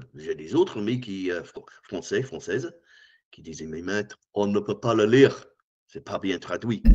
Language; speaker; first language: French; non-native, learner; English